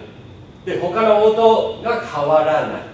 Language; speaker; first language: Japanese; non-native, fluent; English